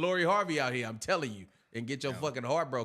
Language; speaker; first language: English; native; English